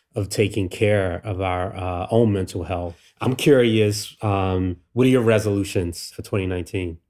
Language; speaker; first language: English; native; English